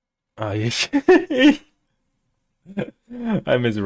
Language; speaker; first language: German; non-native, learner; English